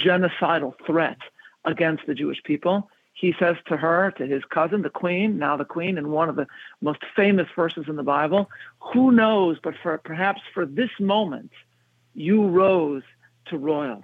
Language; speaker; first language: English; native; English